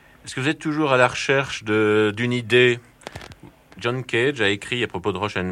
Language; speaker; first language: French; native; French